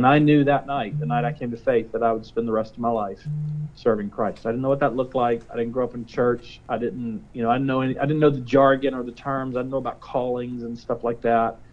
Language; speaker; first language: English; native; English